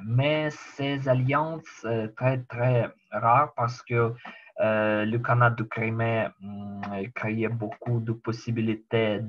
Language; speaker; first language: French; non-native, learner; Ukrainian